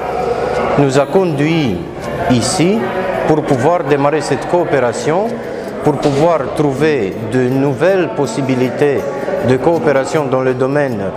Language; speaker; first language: French; non-native, fluent; Romanian